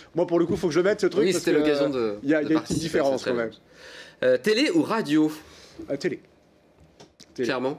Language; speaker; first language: French; native; French